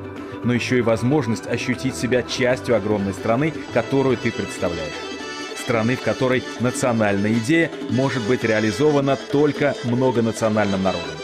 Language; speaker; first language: Russian; native; Russian